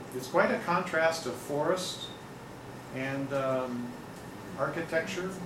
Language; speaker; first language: English; native; English